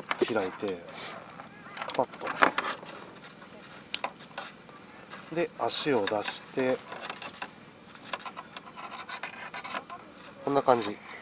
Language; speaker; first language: Japanese; native; Japanese